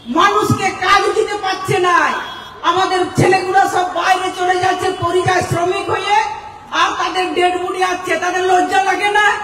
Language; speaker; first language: Bangla; non-native, local second language; Santali